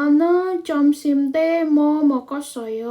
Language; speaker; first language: Korean; non-native, fluent; Indonesian